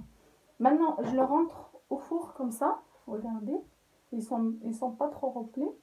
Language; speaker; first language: French; non-native, local second language; Arabic